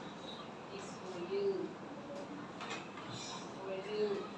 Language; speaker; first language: English; non-native, learner; Indonesian